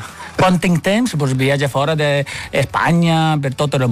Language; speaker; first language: Catalan; non-native, fluent; Chinese